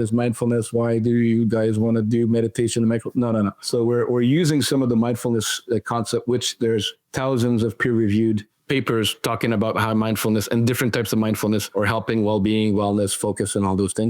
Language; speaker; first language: English; non-native, fluent; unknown